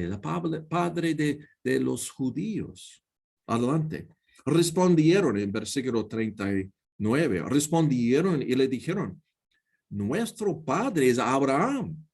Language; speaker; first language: Spanish; non-native, learner; English